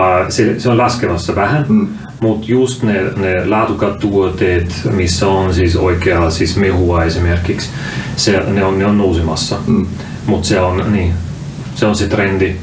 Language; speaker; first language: Finnish; non-native, fluent; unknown